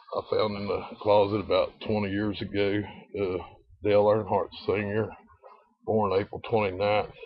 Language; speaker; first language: English; native; English